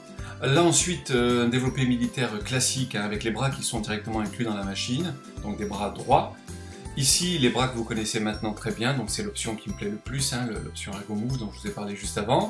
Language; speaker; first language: French; native; French